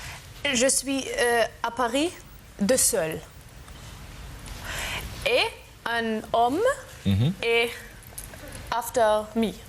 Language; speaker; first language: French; non-native, learner; German